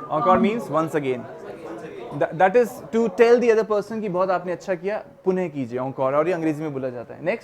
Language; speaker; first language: Hindi; native; Hindi